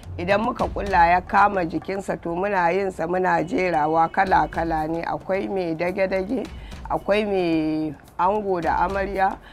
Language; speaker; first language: Hausa; native; Hausa